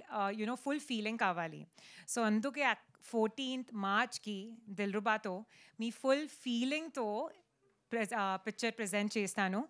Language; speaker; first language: Telugu; non-native, learner; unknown